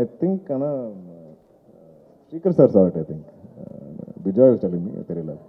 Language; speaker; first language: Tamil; non-native, local second language; Malayalam